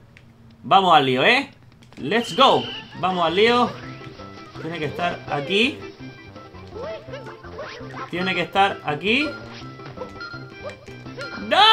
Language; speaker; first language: Spanish; native; Spanish